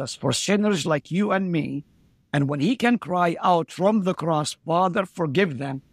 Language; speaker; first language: English; non-native, fluent; Arabic